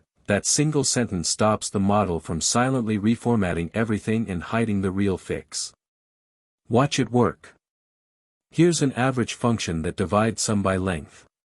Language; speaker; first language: English; native; English